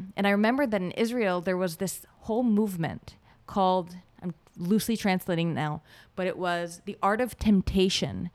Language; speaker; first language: English; non-native, fluent; Hebrew